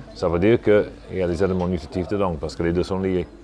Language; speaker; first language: French; non-native, fluent; English